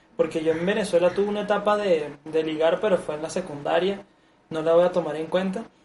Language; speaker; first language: Spanish; native; Spanish